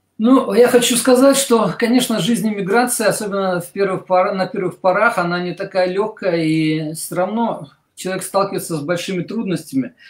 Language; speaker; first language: Russian; native; Russian